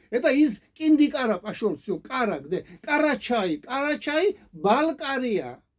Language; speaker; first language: Russian; non-native, fluent; Georgian